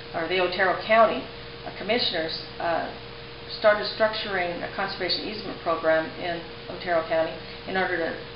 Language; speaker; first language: English; native; English